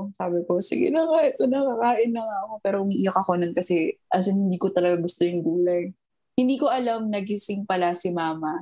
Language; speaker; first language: Filipino; early bilingual, heritage; Filipino